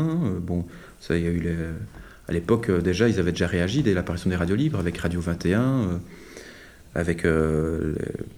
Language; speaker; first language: French; native; French